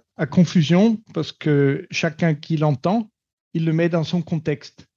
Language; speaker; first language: French; non-native, fluent; German